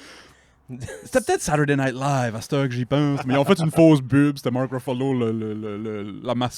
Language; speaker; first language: French; native; French